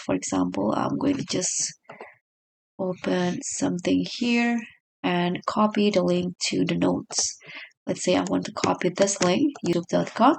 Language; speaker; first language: English; non-native, fluent; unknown